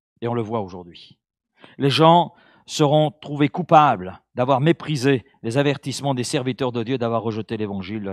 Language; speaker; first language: French; native; French